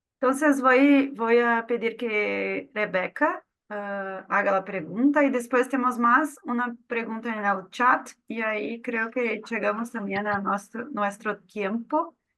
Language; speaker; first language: Spanish; non-native, fluent; Portuguese